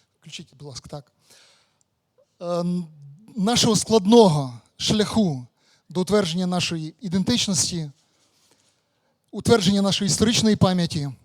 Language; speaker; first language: Ukrainian; native; Ukrainian